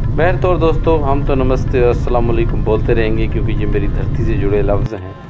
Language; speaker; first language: Urdu; non-native, local second language; Saraiki